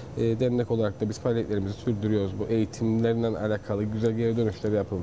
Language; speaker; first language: Turkish; native; Turkish